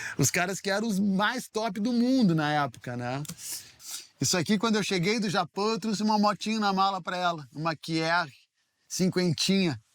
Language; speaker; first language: Portuguese; native; Portuguese